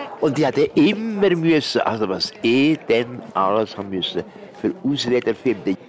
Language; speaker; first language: German; non-native, fluent; Hungarian